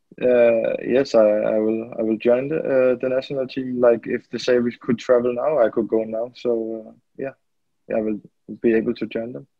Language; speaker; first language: English; non-native, fluent; Danish